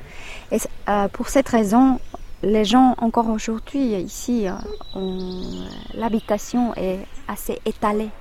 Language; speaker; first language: French; non-native, fluent; Finnish